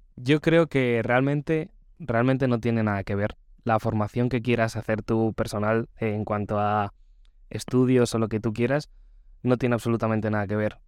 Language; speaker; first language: Spanish; native; Spanish